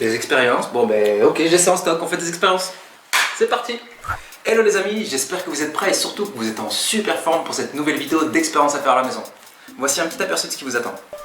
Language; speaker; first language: French; native; French